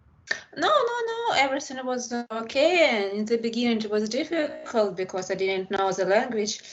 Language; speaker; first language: English; non-native, learner; Ukrainian